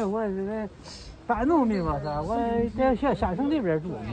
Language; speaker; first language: Chinese; native; Chinese